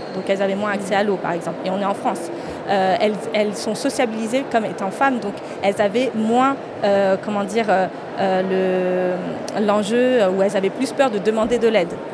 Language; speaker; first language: French; native; French